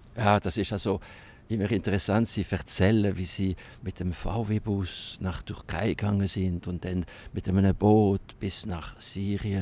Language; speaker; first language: German; non-native, local second language; French